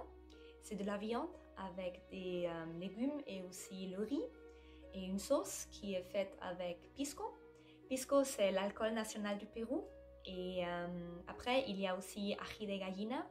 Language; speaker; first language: French; non-native, fluent; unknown